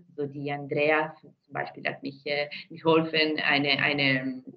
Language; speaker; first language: German; non-native, fluent; Italian